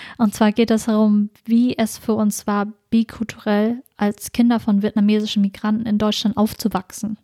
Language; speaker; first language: German; early bilingual, other home language; Vietnamese